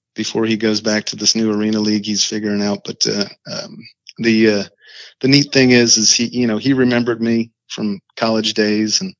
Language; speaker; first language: English; native; English